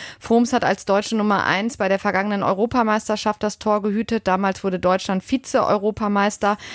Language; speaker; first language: German; native; German